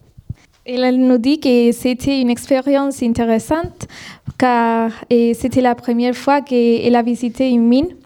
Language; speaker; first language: French; non-native, fluent; Spanish